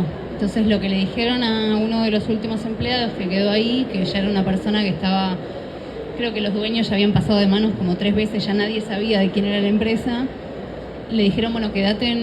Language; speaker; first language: Spanish; native; Spanish